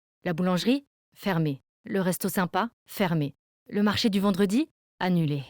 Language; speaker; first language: French; native; French